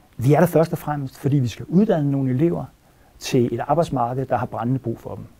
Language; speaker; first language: Danish; native; Danish